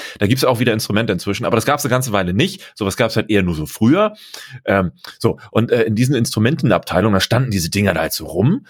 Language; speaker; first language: German; native; German